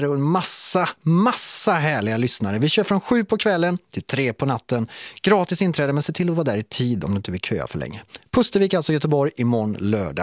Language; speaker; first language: Swedish; native; Swedish